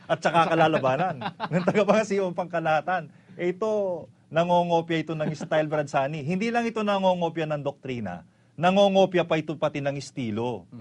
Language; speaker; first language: Filipino; native; Filipino